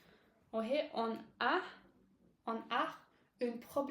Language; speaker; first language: French; non-native, learner; English